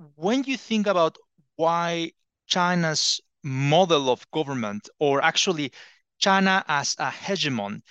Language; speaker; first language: English; non-native, fluent; Spanish